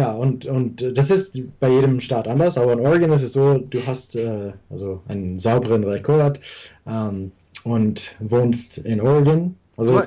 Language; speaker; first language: German; early bilingual, heritage; English